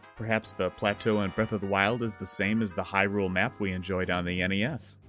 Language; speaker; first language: English; native; English